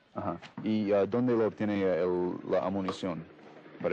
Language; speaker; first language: Spanish; non-native, fluent; English